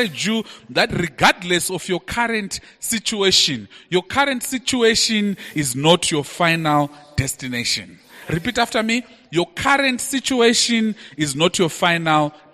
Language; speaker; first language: English; non-native, local second language; Shona